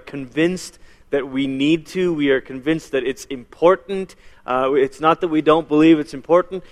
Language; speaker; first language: English; native; English